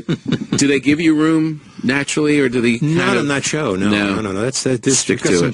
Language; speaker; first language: English; native; English